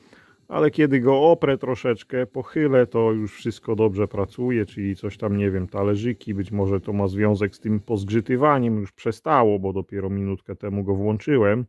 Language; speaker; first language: Polish; native; Polish